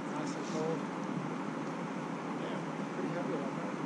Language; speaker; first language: English; native; English